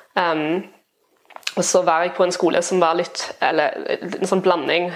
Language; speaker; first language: Norwegian; non-native, fluent; German